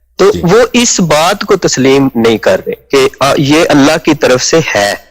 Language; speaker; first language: Urdu; native; Urdu